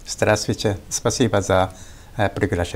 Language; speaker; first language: Russian; non-native, fluent; Japanese